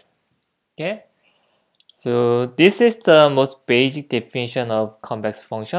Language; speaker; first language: English; non-native, fluent; Korean